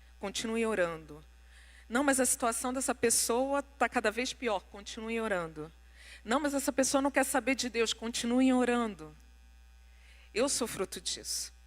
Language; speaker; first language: Portuguese; non-native, local second language; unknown